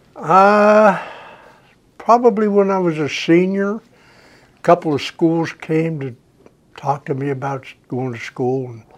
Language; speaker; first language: English; native; English